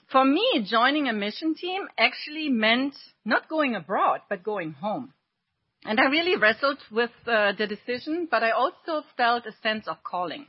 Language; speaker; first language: English; non-native, fluent; German